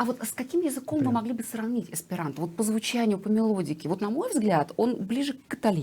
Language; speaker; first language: Russian; native; Russian